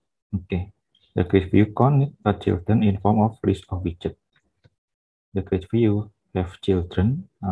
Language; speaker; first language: English; non-native, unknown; Indonesian